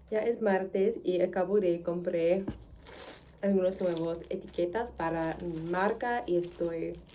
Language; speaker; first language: Spanish; non-native, learner; English